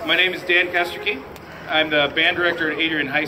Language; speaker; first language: English; native; English